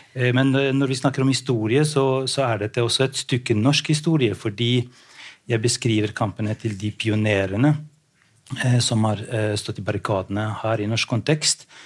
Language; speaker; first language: Norwegian; non-native, fluent; Albanian